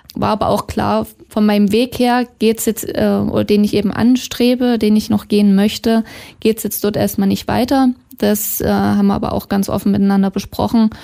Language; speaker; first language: German; native; German